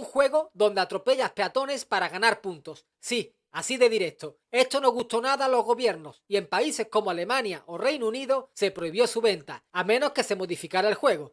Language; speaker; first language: Spanish; native; Spanish